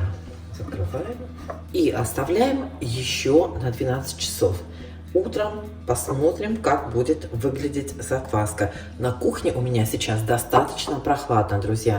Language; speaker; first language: Russian; native; Russian